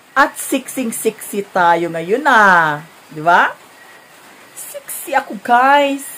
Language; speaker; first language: Filipino; non-native, local second language; Cebuano